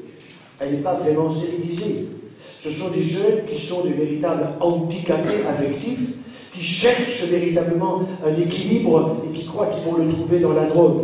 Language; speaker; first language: French; native; French